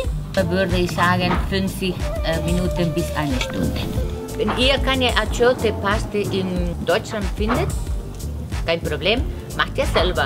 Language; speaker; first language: German; non-native, fluent; Spanish